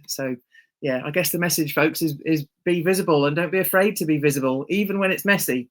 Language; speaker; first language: English; native; English